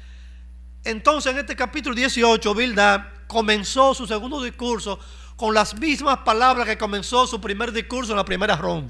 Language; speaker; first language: Spanish; native; Spanish